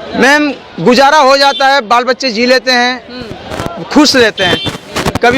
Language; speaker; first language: Hindi; native; Hindi